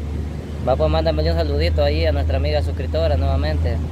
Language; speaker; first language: Spanish; native; Spanish